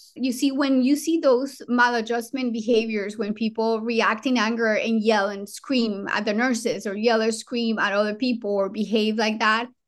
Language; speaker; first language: English; non-native, fluent; Spanish